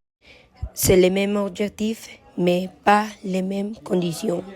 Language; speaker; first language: French; non-native, learner; Spanish